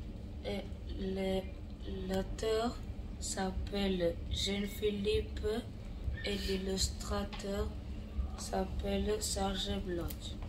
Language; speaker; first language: French; non-native, learner; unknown